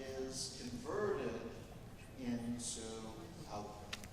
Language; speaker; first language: English; native; English